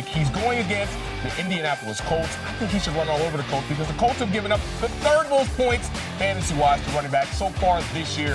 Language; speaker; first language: English; native; English